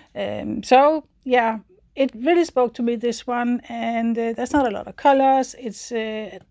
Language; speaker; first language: English; non-native, fluent; Danish